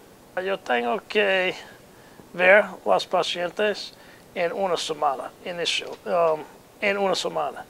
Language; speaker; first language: Spanish; non-native, learner; English